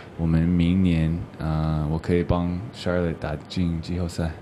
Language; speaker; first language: Chinese; early bilingual, heritage; English